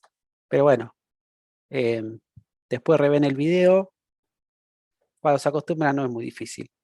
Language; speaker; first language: Spanish; native; Spanish